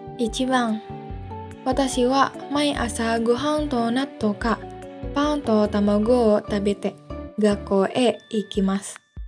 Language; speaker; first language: Japanese; non-native, learner; Indonesian